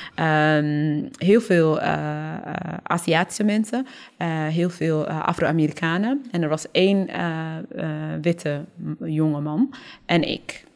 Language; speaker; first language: Dutch; early bilingual, other home language; Somali